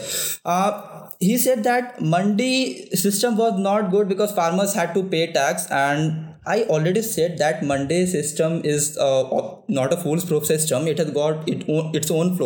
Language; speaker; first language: English; non-native, local second language; Hindi